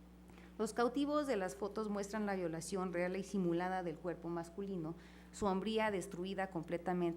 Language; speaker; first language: Spanish; native; Spanish